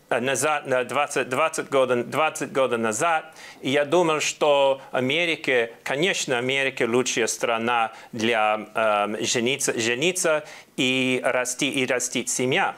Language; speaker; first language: Russian; non-native, learner; English